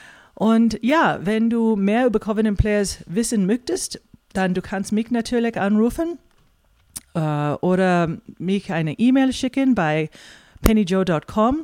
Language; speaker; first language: German; non-native, fluent; English